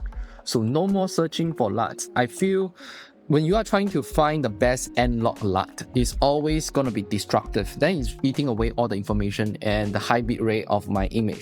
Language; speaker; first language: English; non-native, fluent; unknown